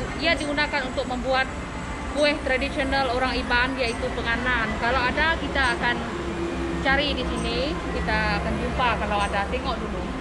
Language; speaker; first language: Malay; non-native, local second language; Iban